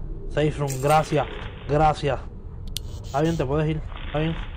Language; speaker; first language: Spanish; native; Spanish